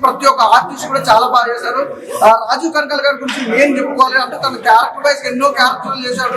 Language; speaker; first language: Telugu; native; Telugu